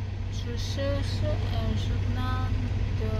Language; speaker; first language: French; non-native, learner; Vietnamese